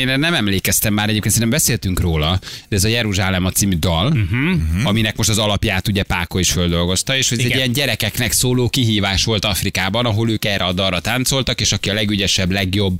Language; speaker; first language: Hungarian; native; Hungarian